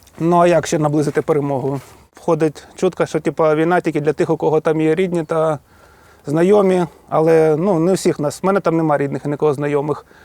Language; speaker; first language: Ukrainian; non-native, local second language; Russian